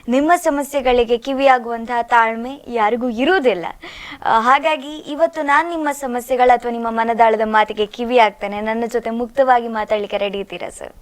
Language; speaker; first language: Kannada; native; Kannada